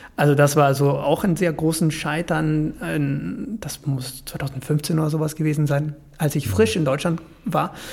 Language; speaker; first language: German; non-native, fluent; Spanish